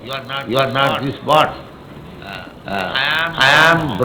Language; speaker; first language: English; non-native, local second language; Bangla